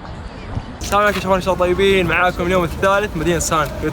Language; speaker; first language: Arabic; native; Arabic